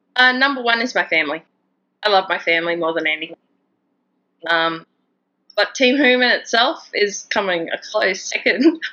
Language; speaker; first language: English; native; English